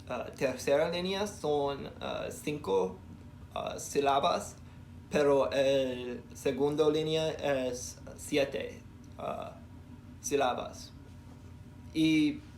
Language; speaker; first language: Spanish; non-native, learner; English